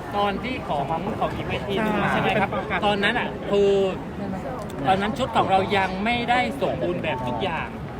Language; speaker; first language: Thai; native; Thai